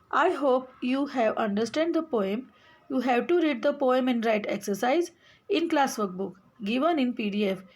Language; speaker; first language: English; non-native, local second language; Gujarati